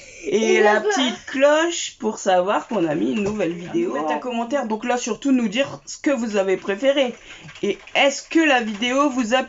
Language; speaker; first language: French; native; French